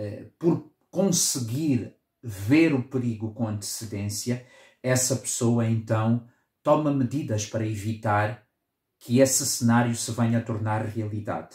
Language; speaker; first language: Portuguese; native; Portuguese